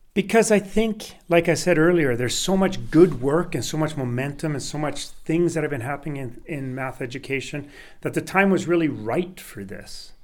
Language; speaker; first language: English; early bilingual, other home language; Swedish